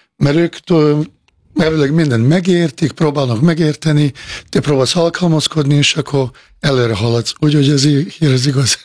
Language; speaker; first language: Hungarian; non-native, fluent; Bosnian